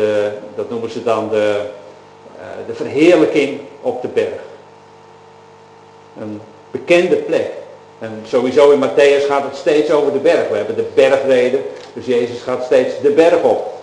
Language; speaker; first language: Dutch; native; Dutch